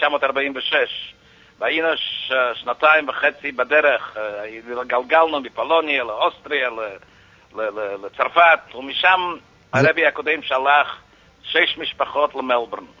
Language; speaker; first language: Hebrew; non-native, fluent; Yiddish